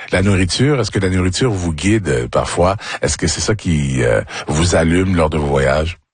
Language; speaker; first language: French; native; French